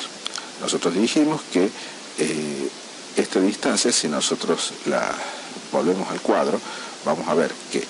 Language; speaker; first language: Spanish; native; Spanish